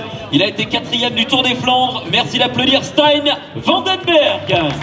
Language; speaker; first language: French; native; French